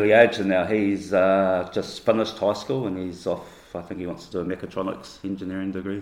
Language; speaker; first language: English; native; English